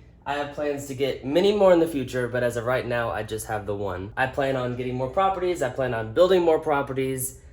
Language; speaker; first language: English; native; English